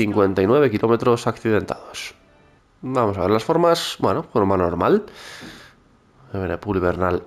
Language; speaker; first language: Spanish; native; Spanish